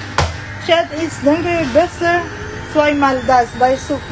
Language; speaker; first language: German; non-native, learner; Filipino